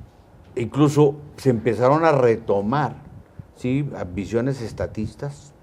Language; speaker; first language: Spanish; native; Spanish